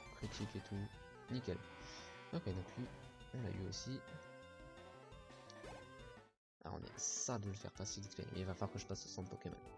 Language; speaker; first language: French; native; French